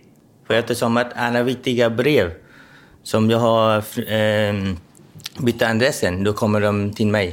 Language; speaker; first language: Swedish; non-native, fluent; Vietnamese